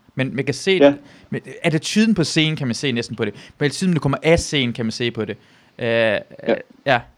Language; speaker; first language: Danish; non-native, fluent; Persian